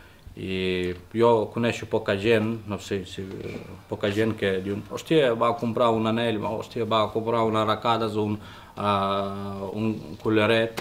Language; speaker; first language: Catalan; non-native, learner; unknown